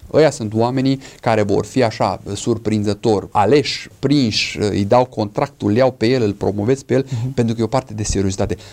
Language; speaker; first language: Romanian; non-native, fluent; English